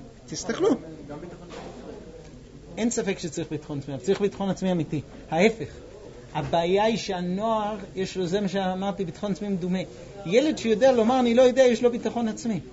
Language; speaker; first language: Hebrew; native; Hebrew